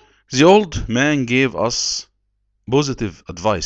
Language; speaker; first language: English; non-native, fluent; Arabic